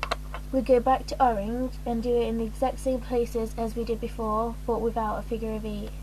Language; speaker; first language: English; native; English